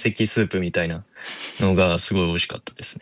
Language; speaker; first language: Japanese; native; Japanese